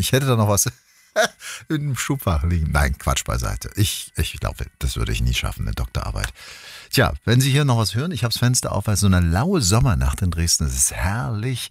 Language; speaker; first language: German; native; German